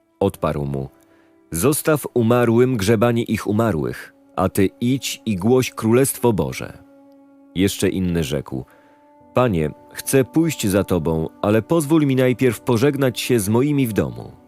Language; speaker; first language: Polish; native; Polish